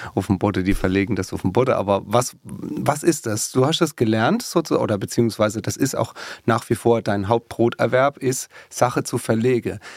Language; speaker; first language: German; native; German